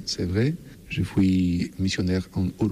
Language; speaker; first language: French; non-native, learner; Polish